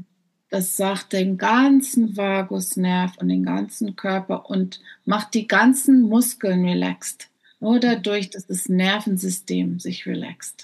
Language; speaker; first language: German; non-native, fluent; English